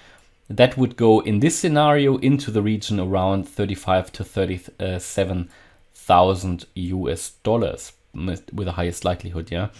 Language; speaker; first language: English; non-native, fluent; German